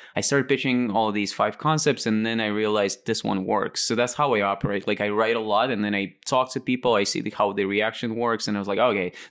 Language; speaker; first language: English; non-native, fluent; Latvian